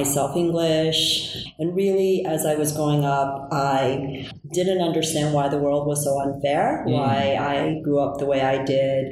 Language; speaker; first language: English; early bilingual, other home language; Korean